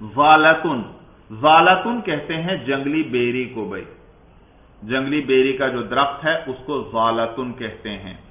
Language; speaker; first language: Urdu; native; Urdu